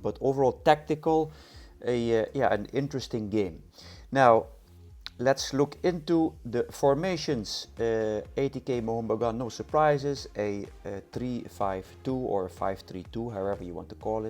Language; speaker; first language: English; non-native, fluent; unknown